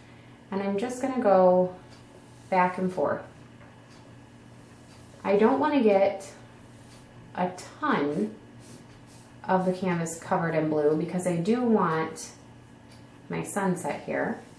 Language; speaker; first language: English; native; English